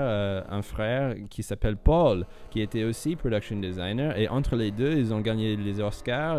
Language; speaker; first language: French; non-native, fluent; English